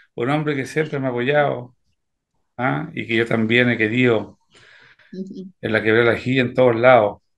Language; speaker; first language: Spanish; native; Spanish